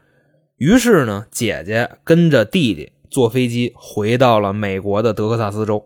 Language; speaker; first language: Chinese; native; Chinese